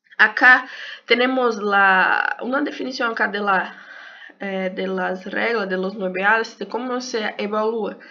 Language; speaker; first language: Spanish; non-native, learner; Portuguese